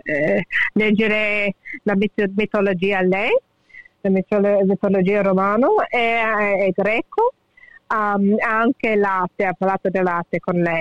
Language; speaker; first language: Italian; early bilingual, heritage; English